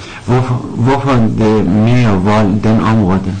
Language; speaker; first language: Danish; non-native, learner; Persian